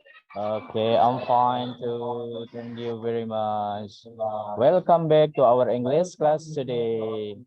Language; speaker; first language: English; non-native, fluent; Indonesian